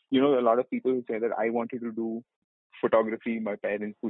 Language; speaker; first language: English; non-native, local second language; Malayalam